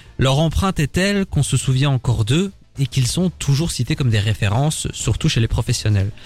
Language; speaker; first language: French; native; French